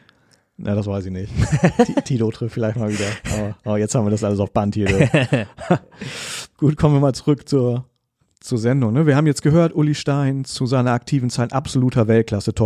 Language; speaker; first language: German; native; German